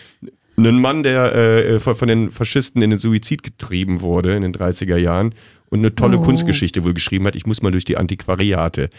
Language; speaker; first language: German; native; German